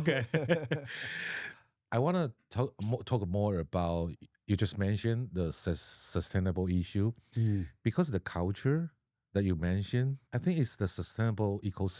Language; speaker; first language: English; non-native, learner; Chinese